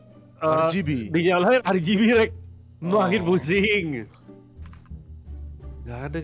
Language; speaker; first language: Indonesian; native; Indonesian